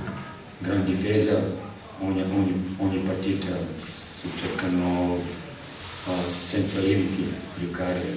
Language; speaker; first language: Italian; non-native, learner; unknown